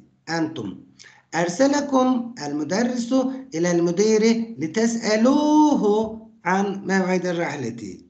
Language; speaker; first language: Arabic; non-native, fluent; Turkish